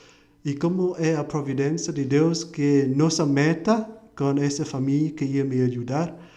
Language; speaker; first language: Portuguese; non-native, fluent; Vietnamese